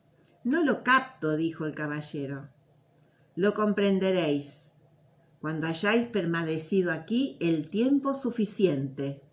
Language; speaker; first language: Spanish; native; Spanish